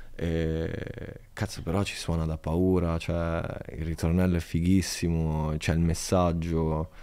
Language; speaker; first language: Italian; native; Italian